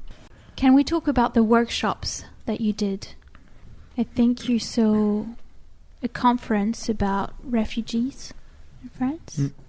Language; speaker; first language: English; non-native, learner; French